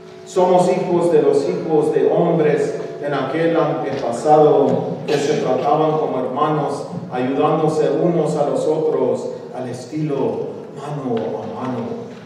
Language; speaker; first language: Spanish; early bilingual, heritage; Spanish